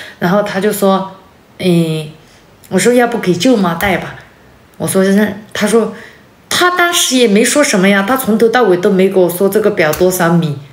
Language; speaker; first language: Chinese; non-native, local second language; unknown